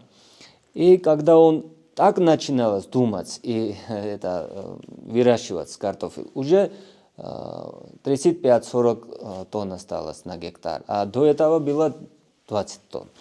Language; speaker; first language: Russian; non-native, fluent; Georgian